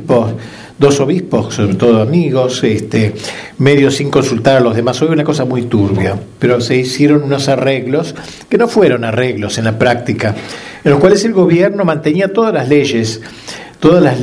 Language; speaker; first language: Spanish; native; Spanish